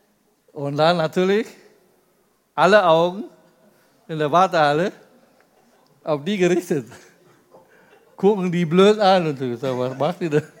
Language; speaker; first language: German; non-native, fluent; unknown